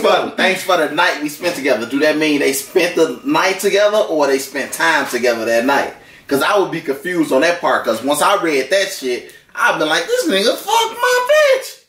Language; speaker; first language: English; native; English